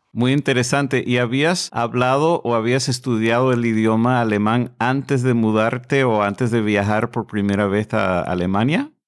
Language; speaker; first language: Spanish; non-native, fluent; English